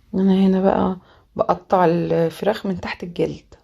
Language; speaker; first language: Arabic; native; Arabic